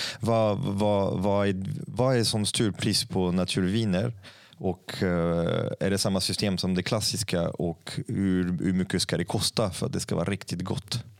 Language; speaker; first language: Swedish; non-native, fluent; French